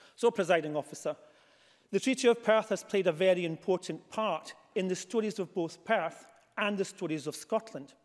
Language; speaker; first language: English; native; English